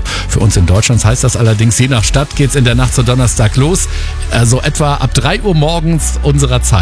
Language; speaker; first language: German; native; German